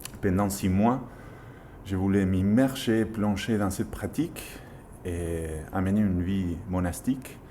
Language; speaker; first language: French; non-native, fluent; Spanish